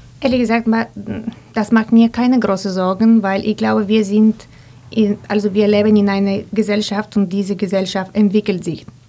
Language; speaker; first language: German; non-native, fluent; Bulgarian